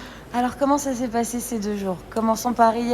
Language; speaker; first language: French; native; French